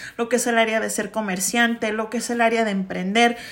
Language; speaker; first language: Spanish; early bilingual, heritage; Spanish